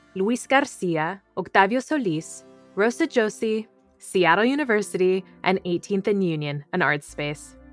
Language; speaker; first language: English; native; English